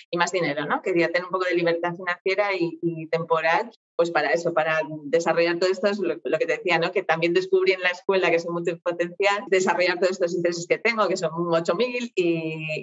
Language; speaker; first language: Spanish; native; Spanish